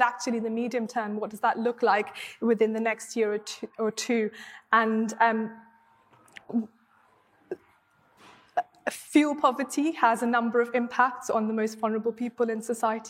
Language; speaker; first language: English; non-native, local second language; Hindi